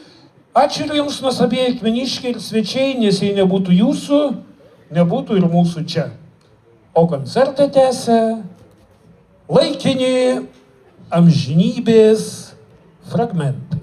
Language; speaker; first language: Lithuanian; native; Lithuanian